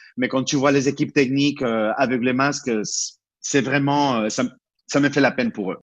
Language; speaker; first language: French; non-native, fluent; Spanish